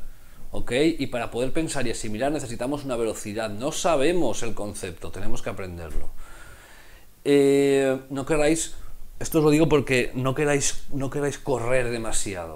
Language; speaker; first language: Spanish; native; Spanish